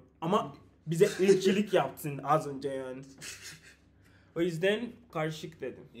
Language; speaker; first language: Turkish; non-native, learner; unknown